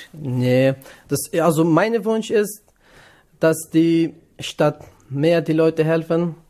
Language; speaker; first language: German; non-native, learner; Kurdish